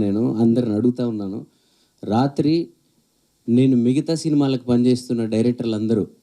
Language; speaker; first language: Telugu; native; Telugu